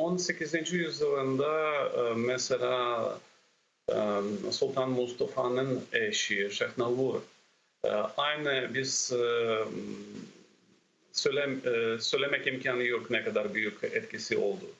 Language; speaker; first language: Turkish; non-native, fluent; Ukrainian